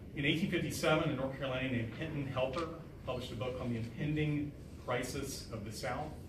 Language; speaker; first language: English; native; English